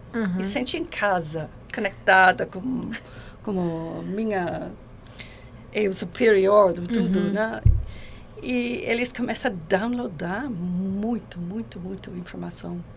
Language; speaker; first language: Portuguese; non-native, learner; English